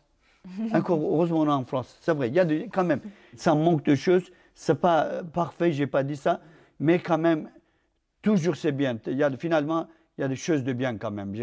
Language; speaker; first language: French; non-native, fluent; Turkish